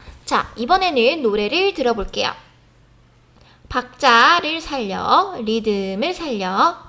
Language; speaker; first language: Korean; native; Korean